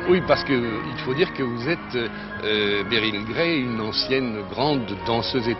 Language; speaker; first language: French; native; French